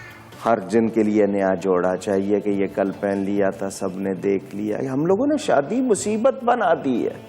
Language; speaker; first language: Urdu; native; Urdu